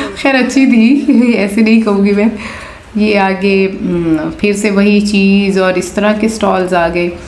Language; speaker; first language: Urdu; non-native, local second language; Punjabi